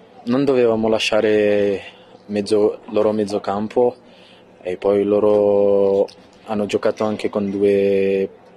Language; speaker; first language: Italian; non-native, fluent; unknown